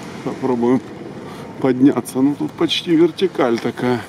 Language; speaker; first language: Russian; native; Russian